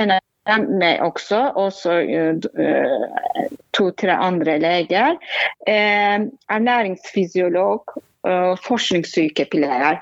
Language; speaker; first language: Norwegian; non-native, fluent; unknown